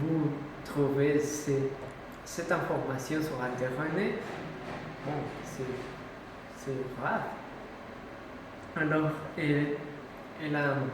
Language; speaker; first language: French; non-native, learner; Spanish